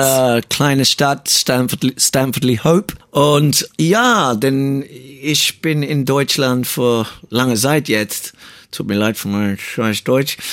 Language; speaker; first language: German; non-native, learner; English